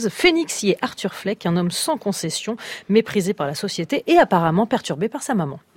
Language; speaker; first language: French; native; French